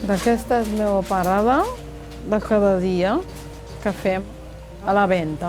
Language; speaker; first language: Catalan; non-native, local second language; Fula